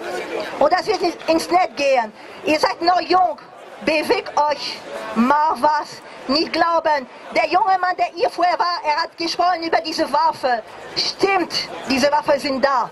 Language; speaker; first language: German; non-native, fluent; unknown